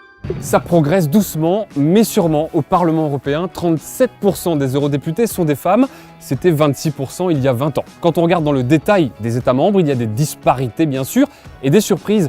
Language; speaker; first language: French; native; French